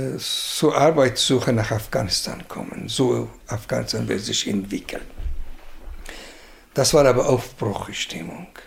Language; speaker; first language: German; non-native, fluent; Persian